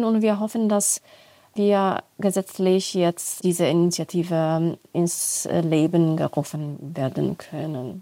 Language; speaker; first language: German; non-native, fluent; Polish